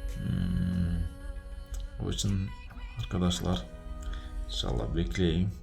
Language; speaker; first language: Turkish; non-native, learner; Kyrgyz